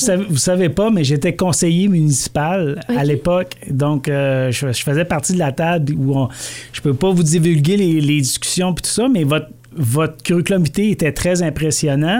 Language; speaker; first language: French; native; French